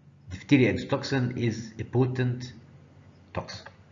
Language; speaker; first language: English; non-native, fluent; Arabic